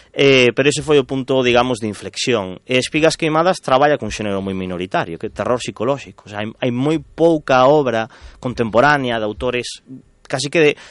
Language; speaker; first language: Galician; non-native, local second language; Spanish